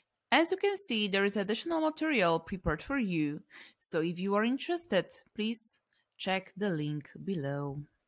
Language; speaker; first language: English; non-native, fluent; Polish